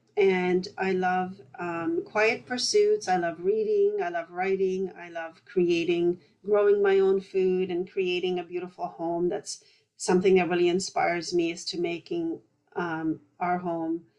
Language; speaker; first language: English; early bilingual, other home language; Polish